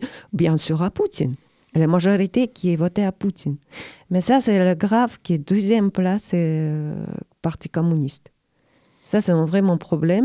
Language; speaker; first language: French; non-native, learner; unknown